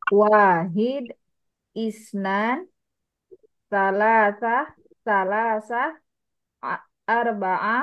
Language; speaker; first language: Arabic; non-native, learner; Indonesian